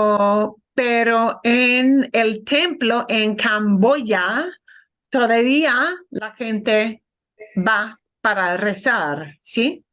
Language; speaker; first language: Spanish; non-native, fluent; English